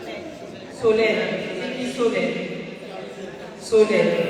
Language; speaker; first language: French; native; French